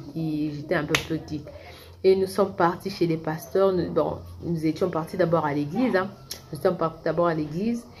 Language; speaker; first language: French; non-native, local second language; Lingala